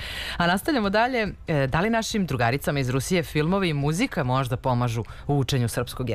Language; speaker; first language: Serbian; native; Serbian